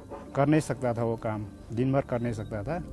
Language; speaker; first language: Hindi; non-native, learner; Nepali